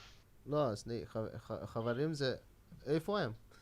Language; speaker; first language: Hebrew; non-native, learner; Arabic